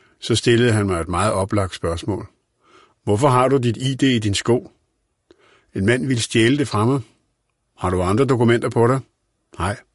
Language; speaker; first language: Danish; native; Danish